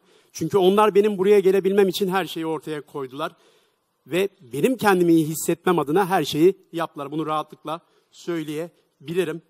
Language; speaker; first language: Turkish; native; Turkish